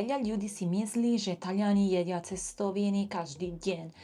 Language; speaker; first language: Slovak; non-native, learner; Italian